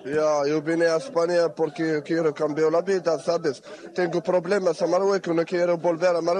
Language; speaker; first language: Spanish; non-native, learner; Arabic